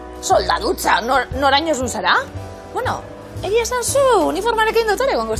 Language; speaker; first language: Basque; native; Basque